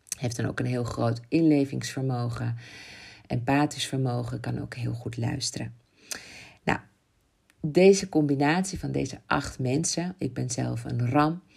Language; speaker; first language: Dutch; native; Dutch